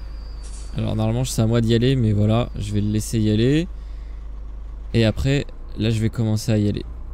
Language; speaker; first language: French; native; French